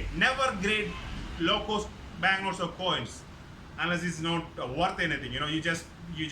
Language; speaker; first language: English; non-native, local second language; Malayalam